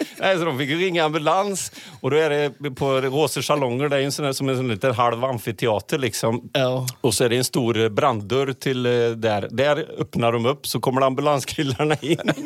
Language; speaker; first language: Swedish; native; Swedish